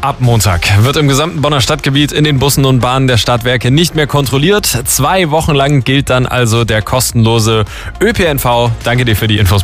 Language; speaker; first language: German; native; German